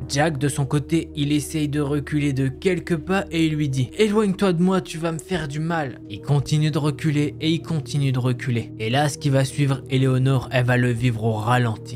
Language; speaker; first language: French; native; French